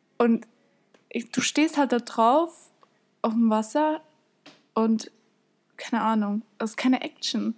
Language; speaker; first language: German; native; German